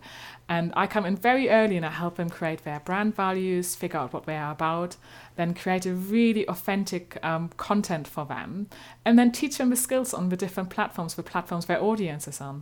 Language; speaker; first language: English; non-native, fluent; German